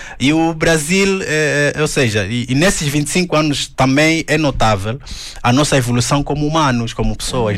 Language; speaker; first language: Portuguese; native; Portuguese